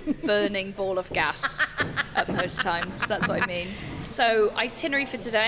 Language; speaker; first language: English; native; English